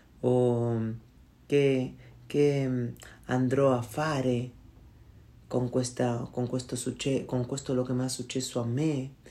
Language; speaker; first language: Italian; non-native, learner; Spanish